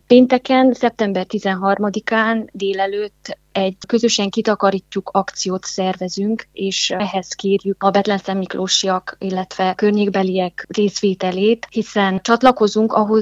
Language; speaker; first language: Hungarian; native; Hungarian